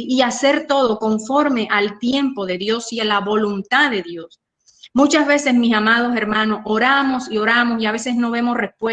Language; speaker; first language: Spanish; native; Spanish